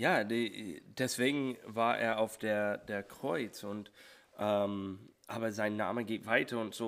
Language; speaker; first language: German; non-native, learner; English